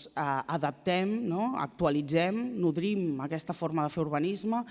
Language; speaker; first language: Catalan; native; Catalan